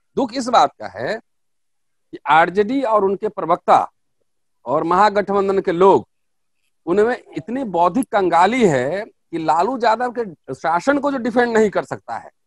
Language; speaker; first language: Hindi; native; Hindi